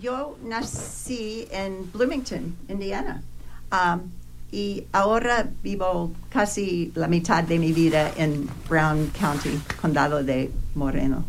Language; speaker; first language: Spanish; non-native, learner; English